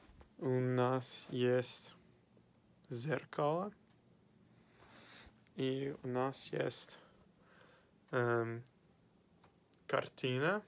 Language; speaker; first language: Russian; non-native, learner; English